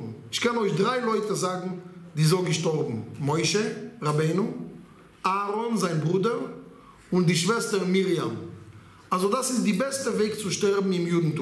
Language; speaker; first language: German; non-native, learner; Hebrew